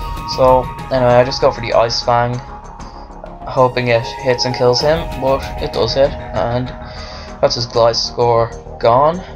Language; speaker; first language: English; native; English